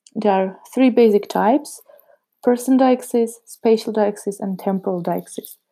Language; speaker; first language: English; non-native, fluent; Czech